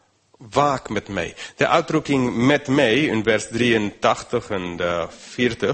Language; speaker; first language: Dutch; non-native, fluent; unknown